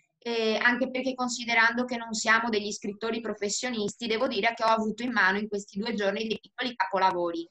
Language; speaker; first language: Italian; native; Italian